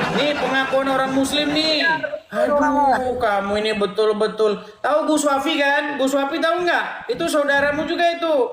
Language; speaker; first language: Indonesian; non-native, local second language; Madurese